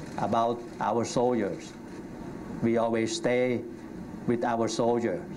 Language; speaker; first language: English; non-native, learner; Thai